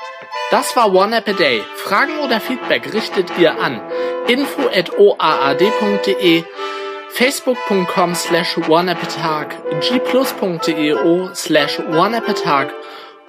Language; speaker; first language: German; native; German